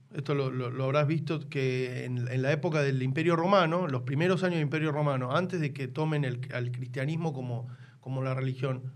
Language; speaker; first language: Spanish; native; Spanish